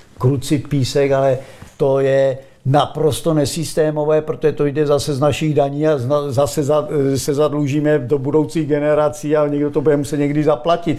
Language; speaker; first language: Czech; native; Czech